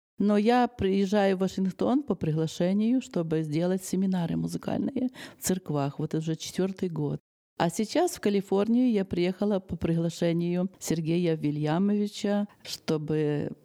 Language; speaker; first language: Russian; non-native, local second language; Ukrainian